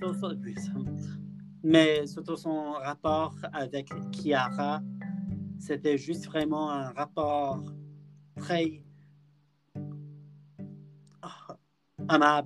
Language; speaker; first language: French; non-native, learner; English